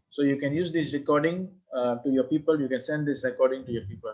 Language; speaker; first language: English; non-native, local second language; Tamil